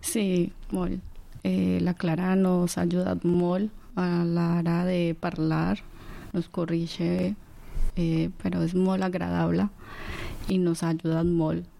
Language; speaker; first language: Catalan; non-native, learner; Spanish